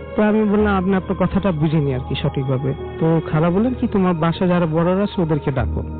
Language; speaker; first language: Bangla; early bilingual, heritage; Bangla